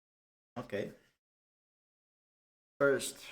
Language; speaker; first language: English; non-native, learner; Japanese